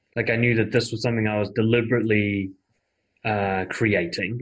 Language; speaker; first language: English; native; English